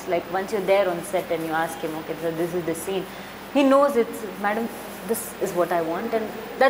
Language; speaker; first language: Kannada; non-native, learner; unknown